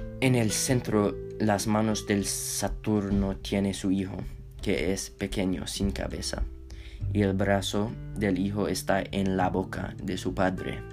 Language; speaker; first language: Spanish; non-native, learner; English